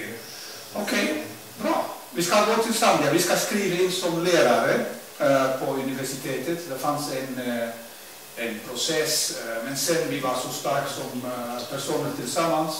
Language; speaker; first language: Swedish; non-native, learner; Dutch